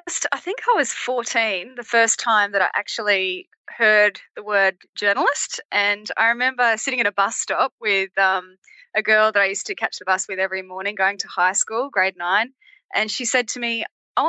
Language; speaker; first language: English; native; English